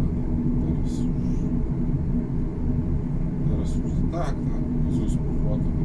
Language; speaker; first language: Polish; non-native, learner; Russian